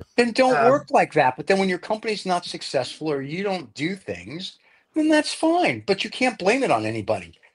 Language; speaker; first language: English; native; English